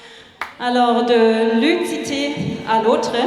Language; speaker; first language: French; non-native, fluent; German